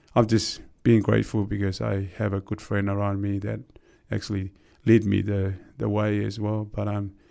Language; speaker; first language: English; non-native, fluent; Tongan